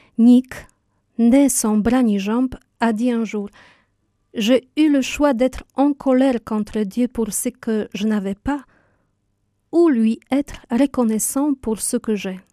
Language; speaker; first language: French; non-native, fluent; Polish